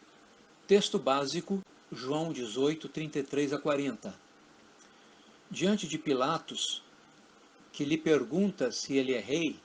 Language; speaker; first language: Portuguese; native; Portuguese